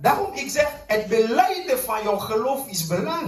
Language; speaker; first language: Dutch; non-native, fluent; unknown